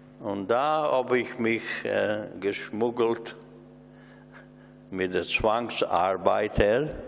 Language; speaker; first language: German; non-native, learner; Hungarian